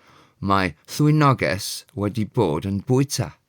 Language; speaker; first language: Welsh; non-native, fluent; English